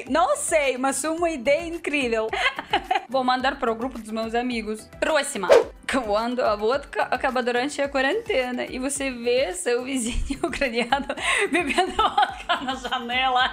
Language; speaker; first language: Portuguese; non-native, learner; Russian